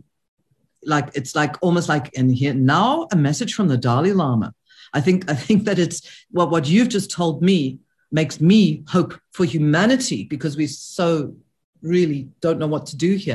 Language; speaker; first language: English; native; English